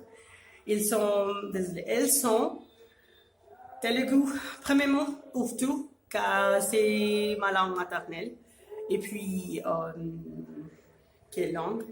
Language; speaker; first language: French; non-native, fluent; Urdu